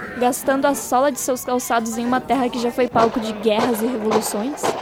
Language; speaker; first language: Portuguese; native; Portuguese